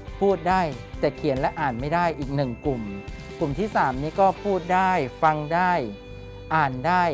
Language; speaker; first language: Thai; native; Thai